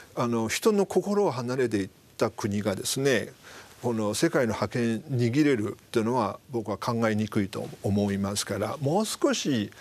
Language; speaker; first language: Japanese; non-native, fluent; Chinese